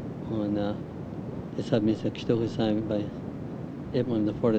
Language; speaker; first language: German; early bilingual, heritage; German